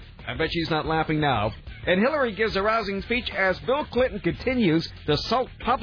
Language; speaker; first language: English; native; English